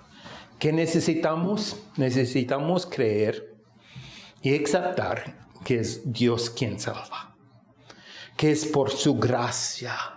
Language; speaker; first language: Spanish; non-native, fluent; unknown